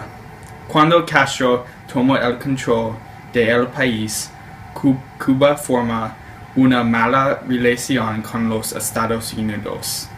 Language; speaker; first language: Spanish; non-native, learner; English